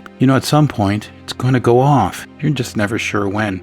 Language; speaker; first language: English; native; English